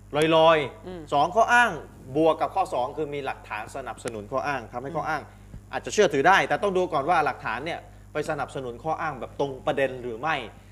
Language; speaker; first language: Thai; native; Thai